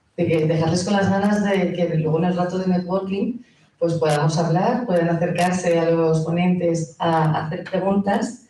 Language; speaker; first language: Spanish; native; Spanish